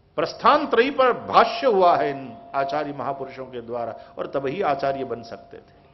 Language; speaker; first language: Hindi; non-native, local second language; Gujarati